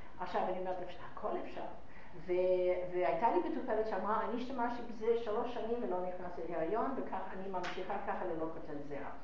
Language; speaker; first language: Hebrew; non-native, fluent; English